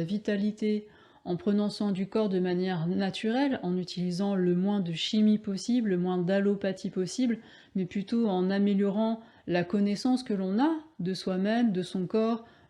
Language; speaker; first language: French; native; French